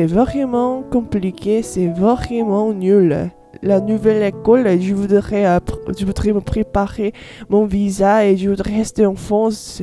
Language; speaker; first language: French; non-native, learner; Korean